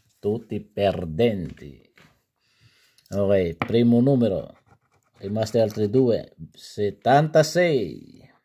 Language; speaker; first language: Italian; non-native, learner; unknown